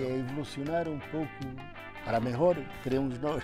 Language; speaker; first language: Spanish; non-native, learner; Portuguese